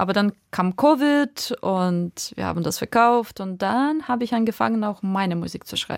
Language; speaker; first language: German; non-native, fluent; Russian